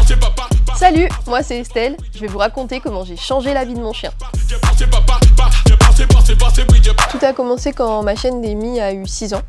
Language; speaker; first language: French; native; French